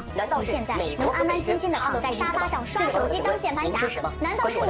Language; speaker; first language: Chinese; native; Chinese